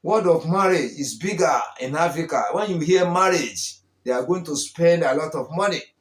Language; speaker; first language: English; non-native, local second language; Yoruba